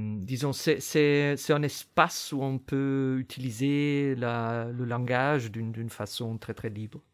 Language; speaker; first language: French; non-native, fluent; German